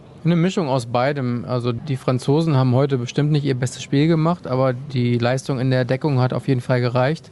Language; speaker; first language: German; native; German